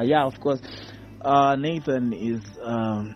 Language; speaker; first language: English; non-native, local second language; Shona